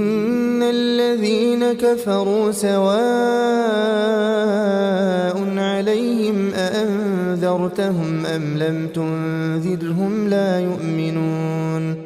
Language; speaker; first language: Arabic; native; Arabic